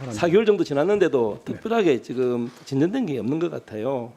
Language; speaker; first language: Korean; native; Korean